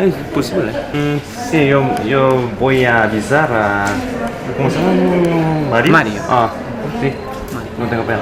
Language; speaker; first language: Spanish; non-native, learner; Korean